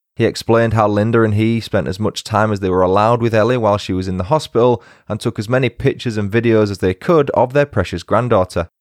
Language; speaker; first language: English; native; English